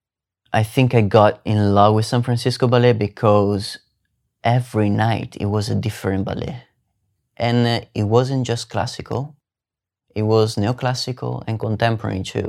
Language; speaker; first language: English; non-native, fluent; Italian